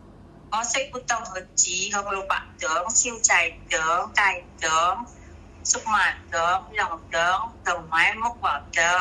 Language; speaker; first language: Chinese; non-native, learner; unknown